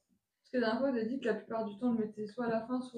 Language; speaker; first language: French; native; French